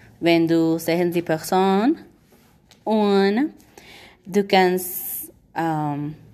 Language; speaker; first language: German; non-native, learner; Spanish